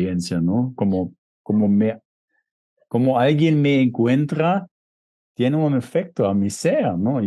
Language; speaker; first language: Spanish; non-native, fluent; German